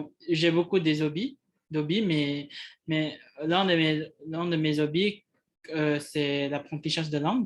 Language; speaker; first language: French; non-native, fluent; Indonesian